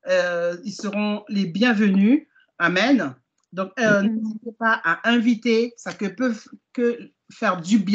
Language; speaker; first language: French; native; French